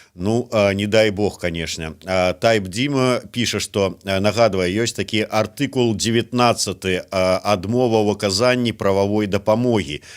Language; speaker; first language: Belarusian; native; Belarusian